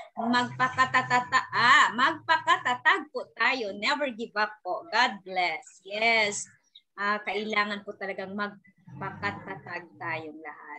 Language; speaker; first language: Filipino; native; Filipino